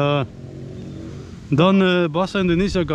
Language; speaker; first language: Indonesian; non-native, learner; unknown